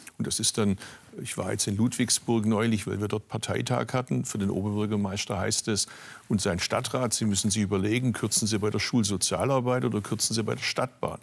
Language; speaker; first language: German; native; German